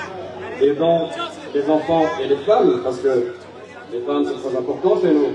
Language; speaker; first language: French; non-native, local second language; Malagasy